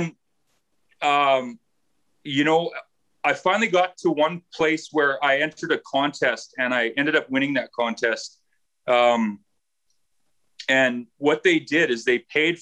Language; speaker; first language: English; native; English